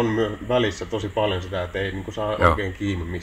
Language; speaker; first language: Finnish; native; Finnish